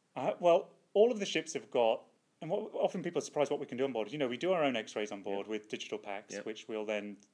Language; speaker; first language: English; native; English